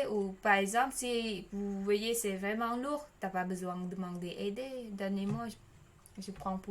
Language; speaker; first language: French; non-native, learner; Khmer